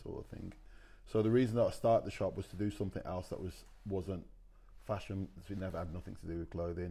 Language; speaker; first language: English; native; English